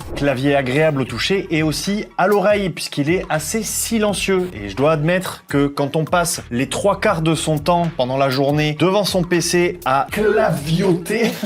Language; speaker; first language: French; native; French